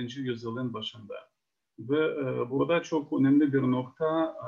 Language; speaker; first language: Turkish; non-native, fluent; Ukrainian